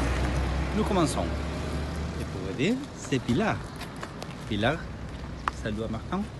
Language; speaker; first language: French; non-native, learner; Spanish